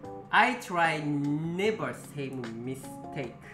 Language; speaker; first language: English; non-native, learner; Japanese